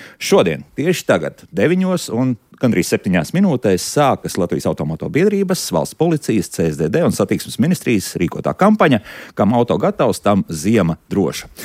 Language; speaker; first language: Latvian; native; Latvian